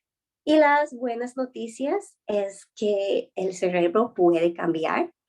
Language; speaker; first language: Spanish; non-native, fluent; English